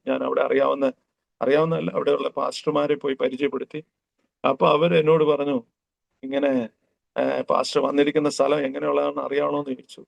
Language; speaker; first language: Malayalam; early bilingual, heritage; Malayalam